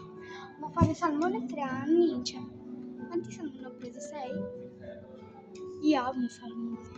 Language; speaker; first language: Italian; early bilingual, other home language; Bangla